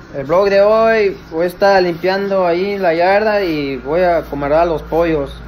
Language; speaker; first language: Spanish; early bilingual, heritage; Spanish